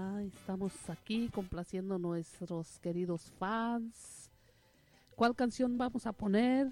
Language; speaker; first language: Spanish; native; Spanish